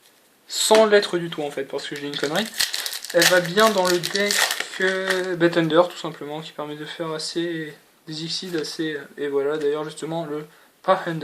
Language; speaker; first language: French; native; French